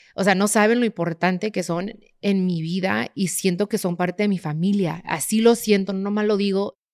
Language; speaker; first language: Spanish; early bilingual, other home language; English